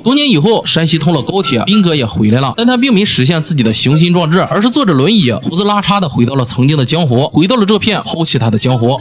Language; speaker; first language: Chinese; native; Chinese